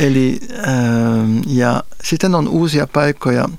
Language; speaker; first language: Finnish; non-native, fluent; French